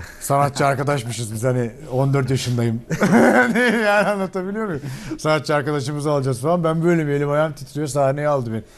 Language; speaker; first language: Turkish; native; Turkish